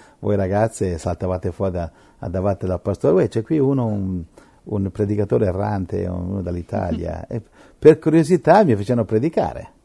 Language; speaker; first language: Italian; native; Italian